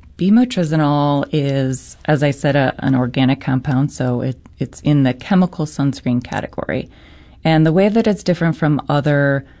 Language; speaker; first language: English; native; English